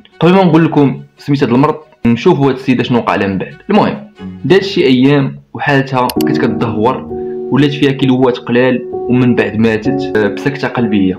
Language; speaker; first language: Arabic; native; Arabic